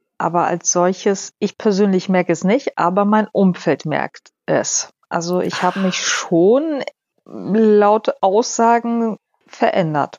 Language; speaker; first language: German; early bilingual, other home language; Polish